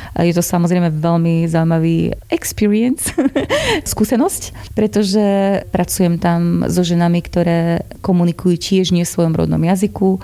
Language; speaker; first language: Slovak; native; Slovak